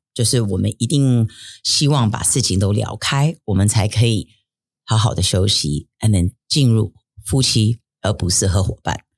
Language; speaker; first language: Chinese; early bilingual, heritage; Chinese